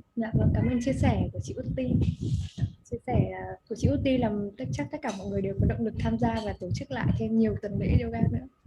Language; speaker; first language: Vietnamese; native; Vietnamese